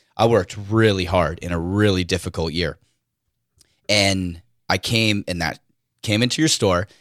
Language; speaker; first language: English; native; English